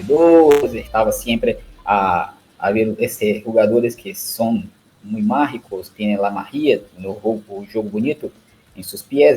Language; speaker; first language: Spanish; non-native, learner; Portuguese